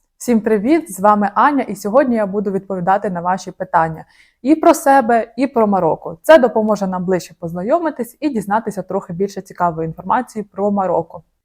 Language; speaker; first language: Ukrainian; native; Ukrainian